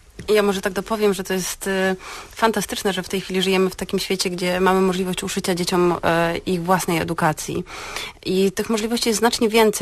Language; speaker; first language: Polish; native; Polish